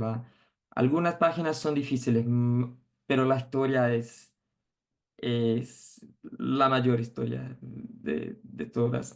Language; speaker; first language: Spanish; non-native, fluent; Portuguese